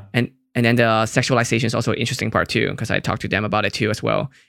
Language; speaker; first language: English; non-native, local second language; Cantonese